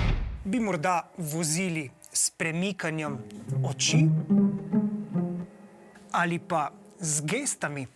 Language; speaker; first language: Slovenian; native; Slovenian